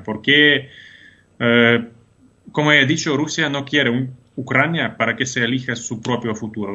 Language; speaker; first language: Spanish; non-native, fluent; Ukrainian